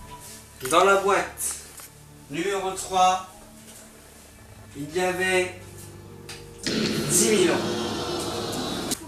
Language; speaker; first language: French; native; French